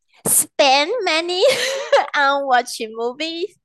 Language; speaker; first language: English; non-native, learner; Chinese